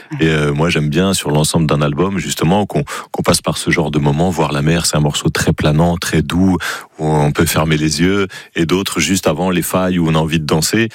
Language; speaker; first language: French; native; French